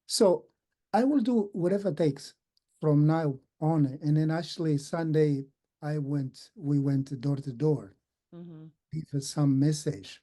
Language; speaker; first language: English; non-native, fluent; Portuguese